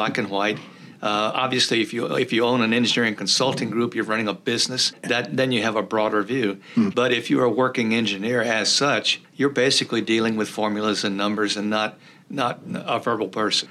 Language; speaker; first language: English; early bilingual, other home language; Czech